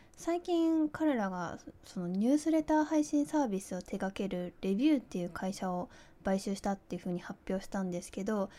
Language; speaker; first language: Japanese; early bilingual, heritage; Japanese